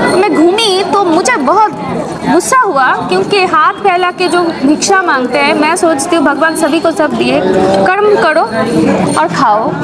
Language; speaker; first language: Hindi; non-native, local second language; Bangla